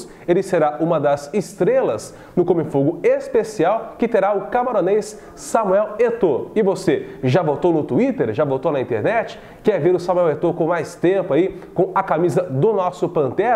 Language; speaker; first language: Portuguese; native; Portuguese